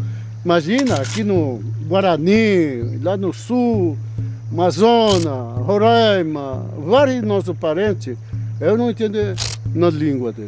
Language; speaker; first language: Portuguese; non-native, local second language; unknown